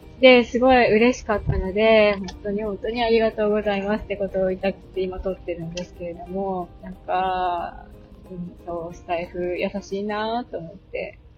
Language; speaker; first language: Japanese; native; Japanese